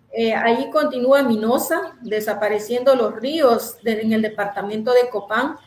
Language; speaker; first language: Spanish; native; Spanish